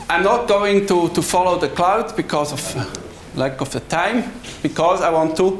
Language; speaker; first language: English; non-native, fluent; Swiss German